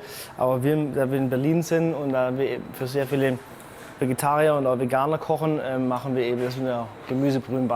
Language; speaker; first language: German; native; German